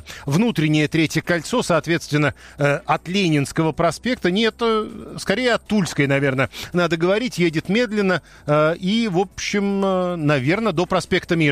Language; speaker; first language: Russian; native; Russian